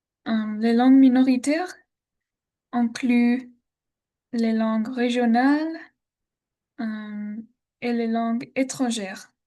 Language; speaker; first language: French; non-native, learner; English